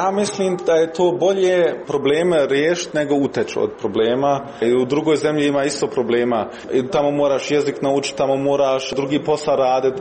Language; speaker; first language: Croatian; early bilingual, heritage; Croatian